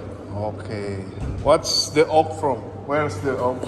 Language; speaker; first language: English; non-native, learner; Indonesian